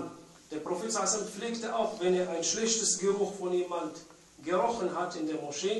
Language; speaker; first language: German; non-native, fluent; Arabic